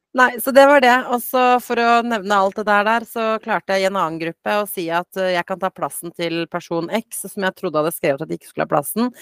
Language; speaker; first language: Norwegian; early bilingual, other home language; Bosnian